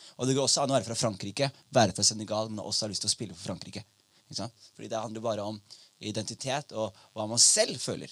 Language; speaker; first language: Norwegian; early bilingual, other home language; Somali